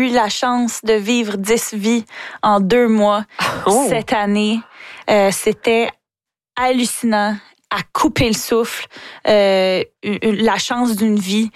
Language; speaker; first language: French; native; French